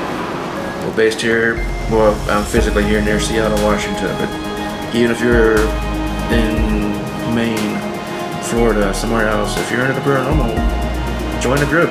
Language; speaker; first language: English; native; English